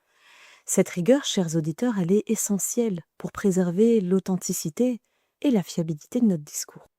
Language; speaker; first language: French; native; French